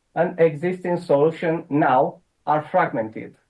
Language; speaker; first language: English; non-native, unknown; Romanian